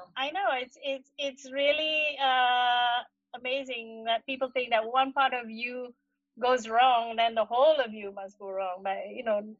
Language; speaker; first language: English; non-native, local second language; Malay